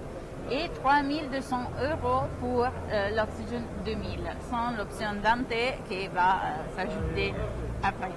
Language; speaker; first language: French; non-native, fluent; Italian